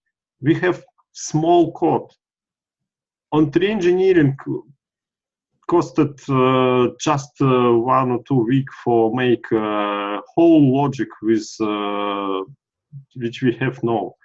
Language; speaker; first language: English; non-native, learner; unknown